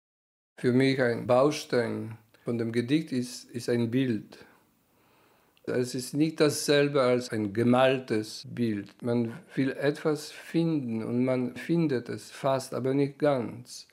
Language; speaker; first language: German; non-native, fluent; Polish